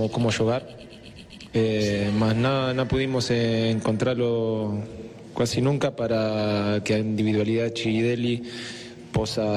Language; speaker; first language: Portuguese; non-native, fluent; Spanish